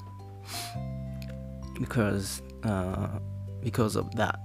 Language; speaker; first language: English; non-native, learner; Japanese